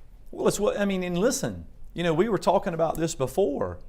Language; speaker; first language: English; native; English